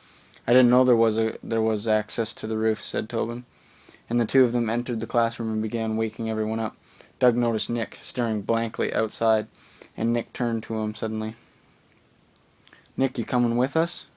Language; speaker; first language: English; native; English